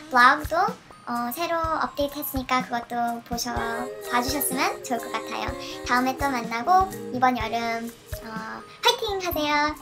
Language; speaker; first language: Korean; early bilingual, heritage; Korean